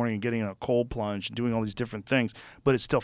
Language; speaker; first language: English; native; English